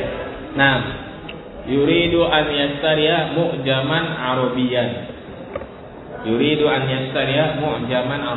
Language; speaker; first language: Arabic; non-native, fluent; Indonesian